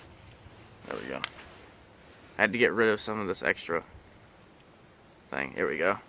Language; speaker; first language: English; native; English